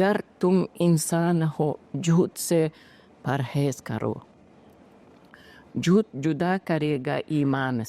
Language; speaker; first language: Hindi; non-native, fluent; Uzbek